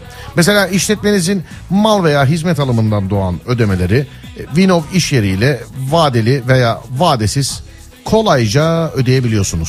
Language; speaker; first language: Turkish; native; Turkish